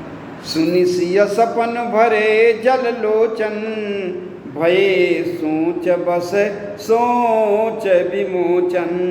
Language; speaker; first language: Hindi; native; Hindi